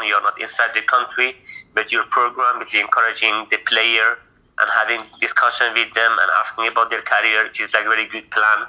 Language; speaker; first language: English; non-native, fluent; Persian